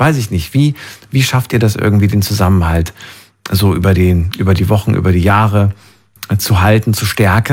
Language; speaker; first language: German; native; German